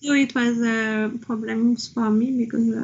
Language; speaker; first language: English; non-native, learner; French